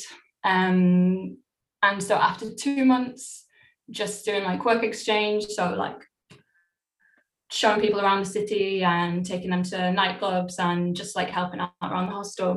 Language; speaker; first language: English; native; English